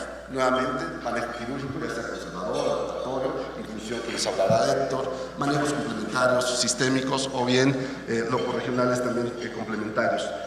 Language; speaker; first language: Spanish; native; Spanish